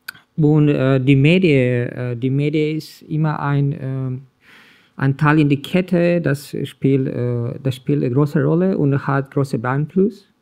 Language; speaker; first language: German; non-native, learner; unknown